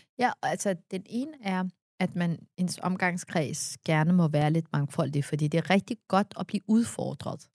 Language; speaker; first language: Danish; early bilingual, other home language; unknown